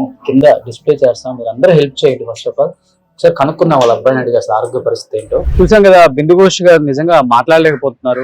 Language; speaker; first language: Telugu; native; Telugu